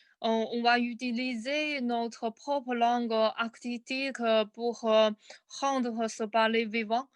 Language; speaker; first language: French; non-native, learner; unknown